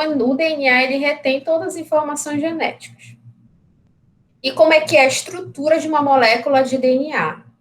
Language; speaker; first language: Portuguese; native; Portuguese